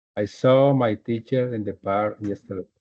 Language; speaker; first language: English; non-native, learner; Spanish